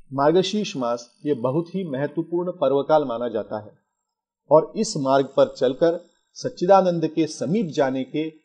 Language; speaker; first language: Hindi; non-native, local second language; Marathi